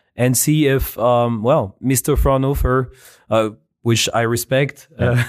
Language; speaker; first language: English; non-native, fluent; French